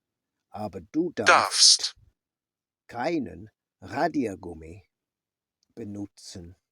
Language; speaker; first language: German; non-native, learner; English